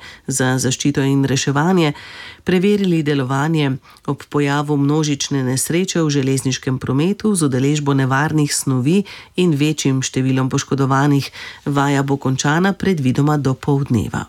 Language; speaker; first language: Slovenian; native; Slovenian